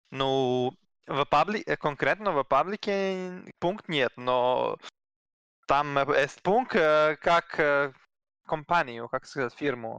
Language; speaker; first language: Russian; non-native, learner; Serbian